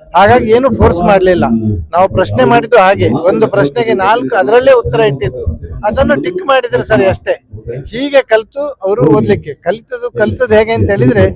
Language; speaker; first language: Kannada; non-native, local second language; Tulu